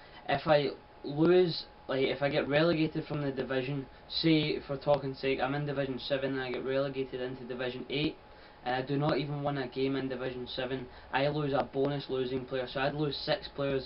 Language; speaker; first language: English; native; English